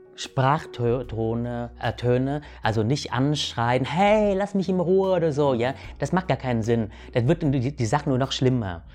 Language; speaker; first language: German; non-native, fluent; Vietnamese